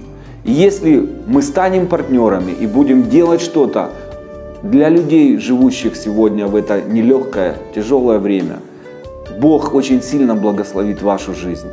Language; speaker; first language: Russian; native; Russian